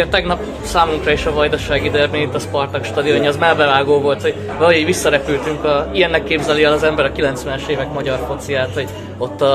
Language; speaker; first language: Hungarian; native; Hungarian